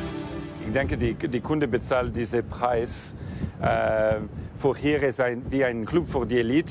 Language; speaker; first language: German; non-native, learner; Italian